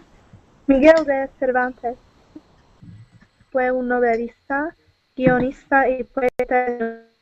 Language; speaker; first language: Spanish; non-native, learner; Czech